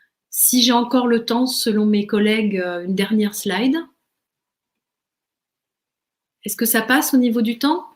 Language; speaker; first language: French; native; French